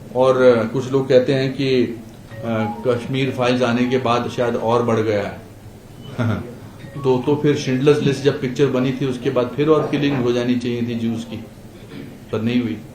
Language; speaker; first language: Hindi; native; Hindi